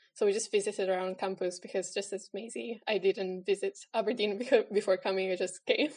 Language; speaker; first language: English; non-native, fluent; Italian